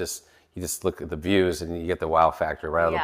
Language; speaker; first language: English; native; English